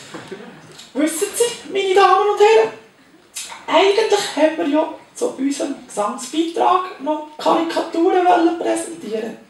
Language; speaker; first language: German; native; German